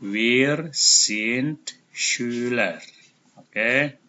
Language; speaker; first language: German; non-native, fluent; Indonesian